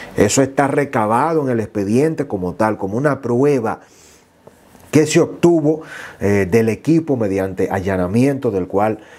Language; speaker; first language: Spanish; native; Spanish